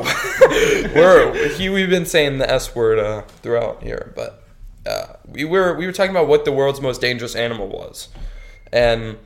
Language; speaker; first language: English; native; English